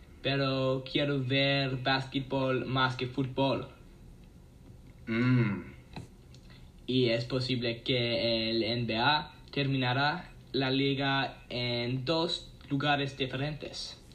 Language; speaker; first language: Spanish; non-native, learner; English